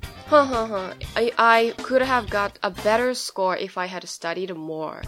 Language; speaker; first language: English; non-native, fluent; Japanese